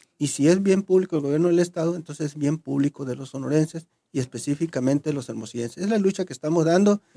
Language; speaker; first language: Spanish; native; Spanish